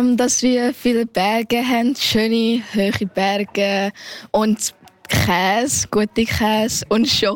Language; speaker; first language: German; early bilingual, heritage; German